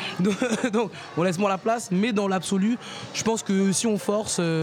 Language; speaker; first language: French; native; French